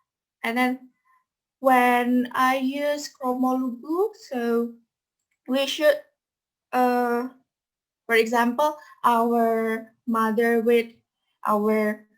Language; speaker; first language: English; non-native, fluent; Indonesian